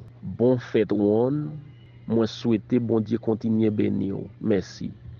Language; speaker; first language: French; native; French